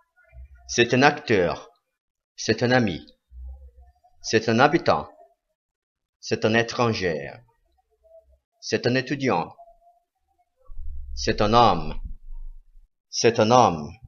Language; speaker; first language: French; non-native, fluent; Portuguese